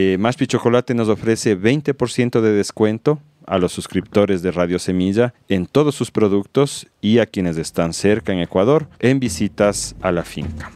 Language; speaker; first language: Spanish; native; Spanish